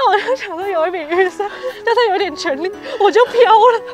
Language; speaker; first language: Chinese; native; Chinese